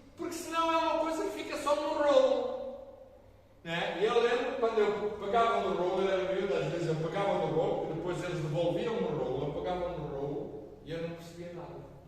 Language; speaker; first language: Portuguese; native; Portuguese